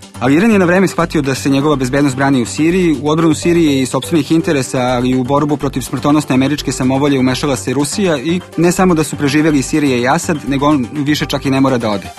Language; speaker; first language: Serbian; native; Serbian